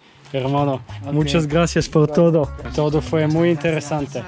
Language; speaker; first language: Spanish; non-native, learner; Bulgarian